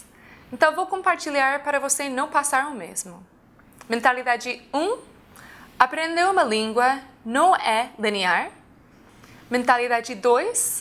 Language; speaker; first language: Portuguese; non-native, fluent; English